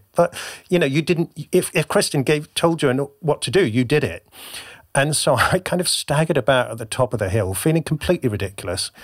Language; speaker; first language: English; native; English